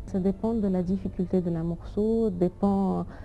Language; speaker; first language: French; non-native, fluent; Arabic